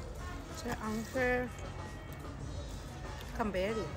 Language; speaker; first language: Italian; non-native, learner; Thai